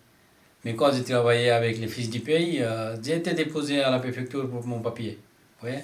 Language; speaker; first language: French; non-native, learner; Bangla